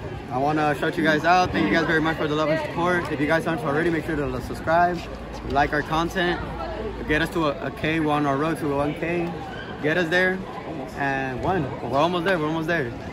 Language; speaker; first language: English; early bilingual, other home language; Spanish